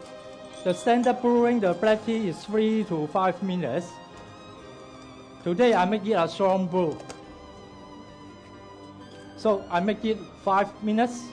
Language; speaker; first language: English; non-native, local second language; Cantonese